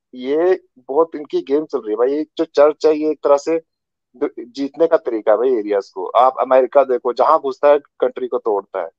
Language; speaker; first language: Hindi; native; Hindi